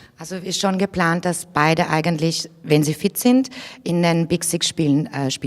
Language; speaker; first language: German; native; German